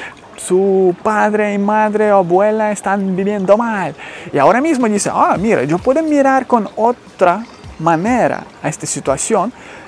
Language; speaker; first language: Spanish; non-native, fluent; Ukrainian